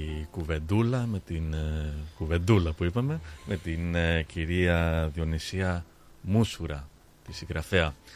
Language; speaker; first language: Greek; early bilingual, heritage; Greek